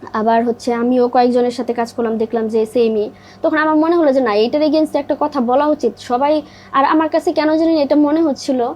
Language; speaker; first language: Bangla; native; Bangla